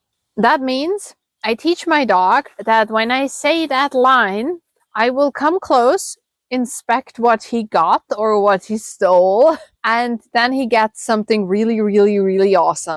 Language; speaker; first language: English; non-native, fluent; German